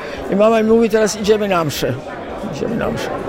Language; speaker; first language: Polish; early bilingual, heritage; Italian